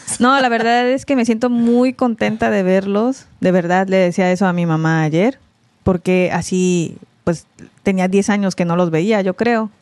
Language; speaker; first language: Spanish; early bilingual, other home language; Korean